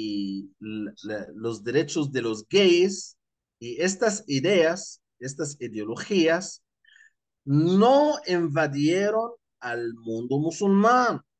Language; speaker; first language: Spanish; non-native, fluent; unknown